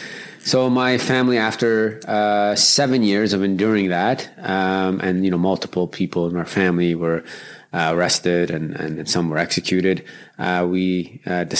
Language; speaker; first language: English; native; English